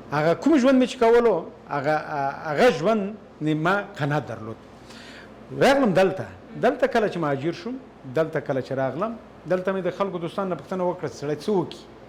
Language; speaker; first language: Pashto; native; Pashto